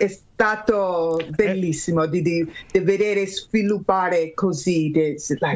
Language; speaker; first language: Italian; non-native, learner; English